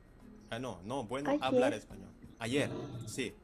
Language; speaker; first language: Spanish; non-native, learner; Indonesian